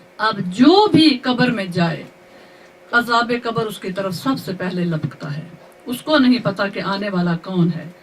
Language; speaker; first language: Urdu; native; Urdu